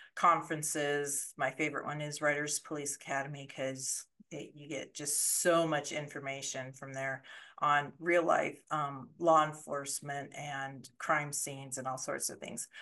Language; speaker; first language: English; native; English